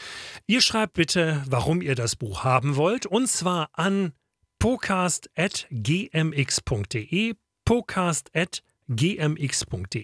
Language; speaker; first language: German; native; German